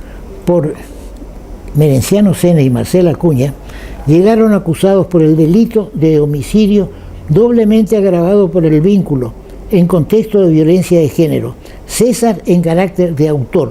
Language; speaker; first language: Spanish; native; Spanish